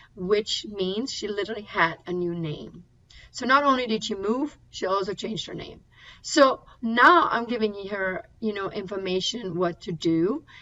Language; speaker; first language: English; non-native, fluent; German